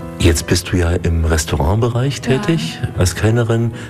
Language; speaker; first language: German; native; German